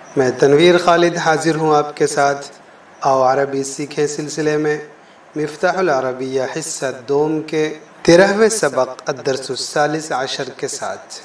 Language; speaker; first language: Urdu; native; Urdu